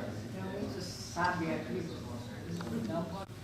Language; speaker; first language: Portuguese; non-native, learner; Japanese